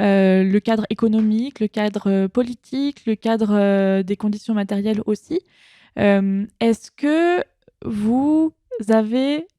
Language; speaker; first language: French; native; French